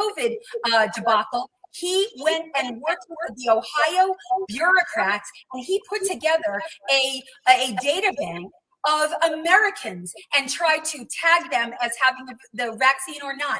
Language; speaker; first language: English; native; English